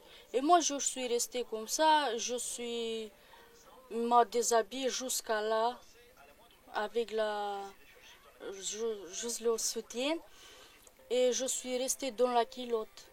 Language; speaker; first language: French; non-native, learner; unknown